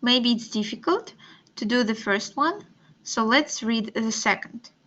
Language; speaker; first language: English; non-native, fluent; Russian